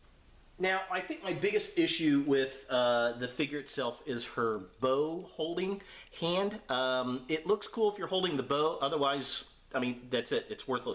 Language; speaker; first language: English; native; English